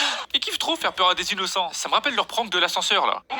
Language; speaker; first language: French; native; French